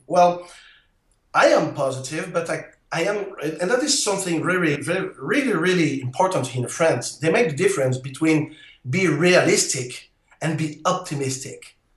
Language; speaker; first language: English; non-native, fluent; French